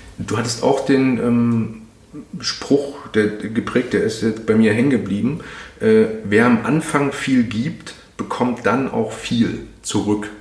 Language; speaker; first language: German; native; German